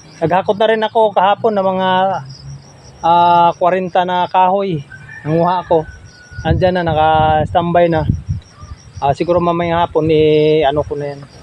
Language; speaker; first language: Filipino; non-native, local second language; Cebuano